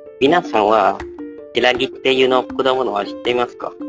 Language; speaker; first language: Japanese; non-native, learner; Malay